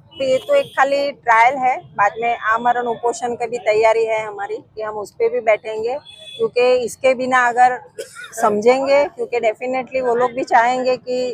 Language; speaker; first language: Hindi; non-native, local second language; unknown